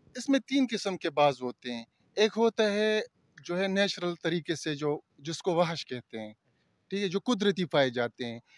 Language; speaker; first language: Urdu; non-native, local second language; Pashto